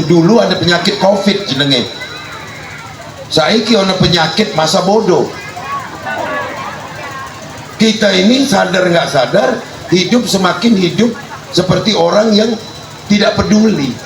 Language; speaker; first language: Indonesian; non-native, local second language; Javanese